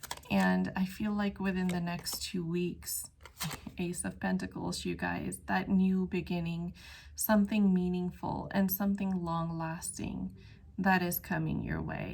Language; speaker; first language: English; native; English